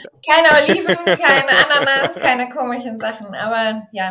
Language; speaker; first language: German; native; German